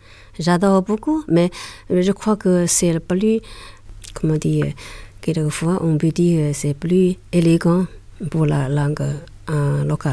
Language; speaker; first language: French; non-native, learner; Chinese